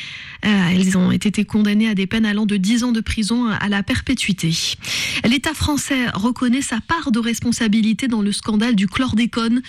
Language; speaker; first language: French; native; French